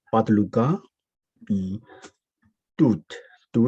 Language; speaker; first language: Russian; non-native, learner; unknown